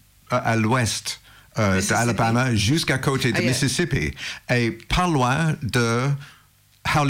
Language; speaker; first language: French; non-native, learner; English